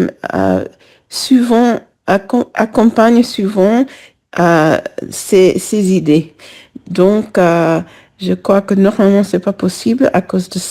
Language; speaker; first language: French; non-native, fluent; English